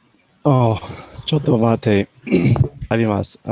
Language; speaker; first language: Japanese; non-native, learner; English